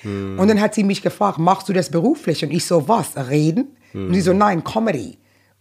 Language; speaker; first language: German; non-native, fluent; English